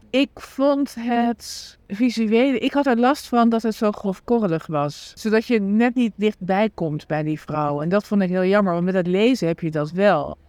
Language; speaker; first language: Dutch; native; Dutch